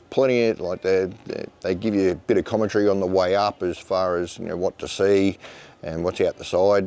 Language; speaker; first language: English; native; English